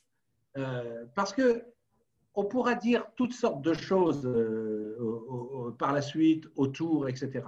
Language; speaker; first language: French; native; French